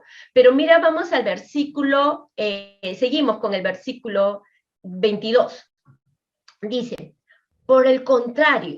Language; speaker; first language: Spanish; native; Spanish